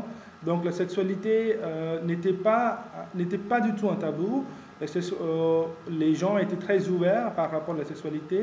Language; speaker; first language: French; non-native, fluent; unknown